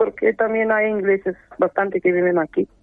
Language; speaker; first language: Spanish; non-native, fluent; Bulgarian